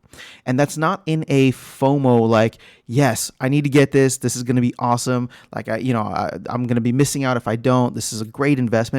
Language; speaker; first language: English; native; English